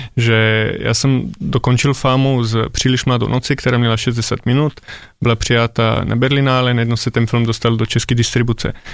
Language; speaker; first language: Czech; non-native, fluent; Slovenian